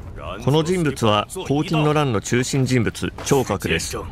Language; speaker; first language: Japanese; native; Japanese